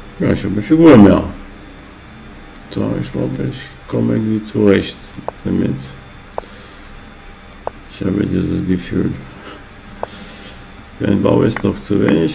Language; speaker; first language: German; non-native, fluent; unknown